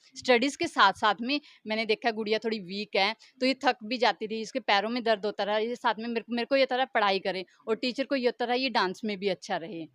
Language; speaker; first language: Hindi; native; Hindi